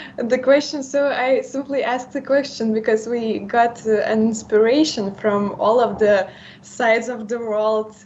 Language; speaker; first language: English; non-native, fluent; Lithuanian